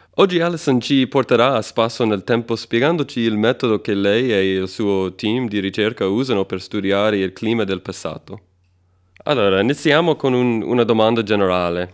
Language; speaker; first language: Italian; non-native, fluent; English